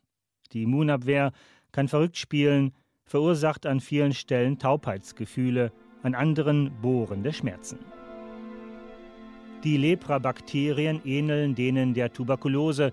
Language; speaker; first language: German; native; German